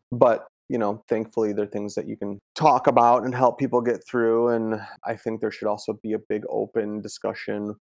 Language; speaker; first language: English; early bilingual, other home language; Italian